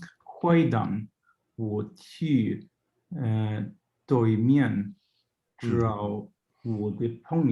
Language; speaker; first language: Chinese; non-native, learner; English